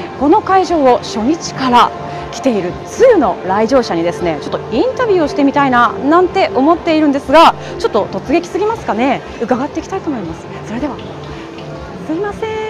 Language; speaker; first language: Japanese; native; Japanese